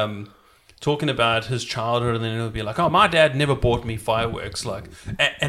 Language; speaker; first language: English; native; English